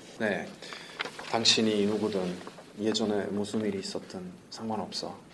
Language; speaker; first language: Korean; non-native, learner; Italian